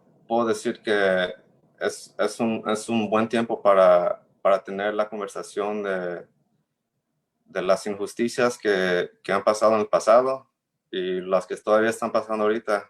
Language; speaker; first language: Spanish; early bilingual, heritage; Spanish